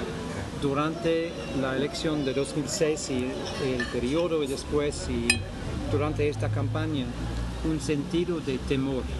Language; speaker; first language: Spanish; non-native, fluent; English